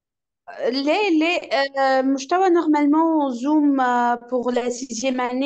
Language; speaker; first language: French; non-native, learner; Arabic